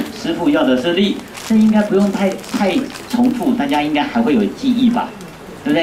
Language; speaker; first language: Chinese; native; Chinese